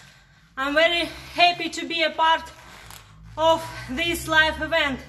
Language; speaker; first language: English; non-native, learner; Russian